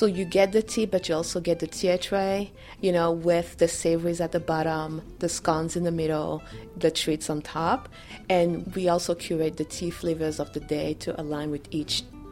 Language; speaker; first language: English; non-native, fluent; French